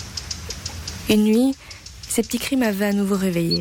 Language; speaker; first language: French; native; French